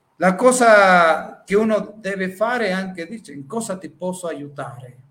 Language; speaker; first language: Italian; non-native, fluent; Spanish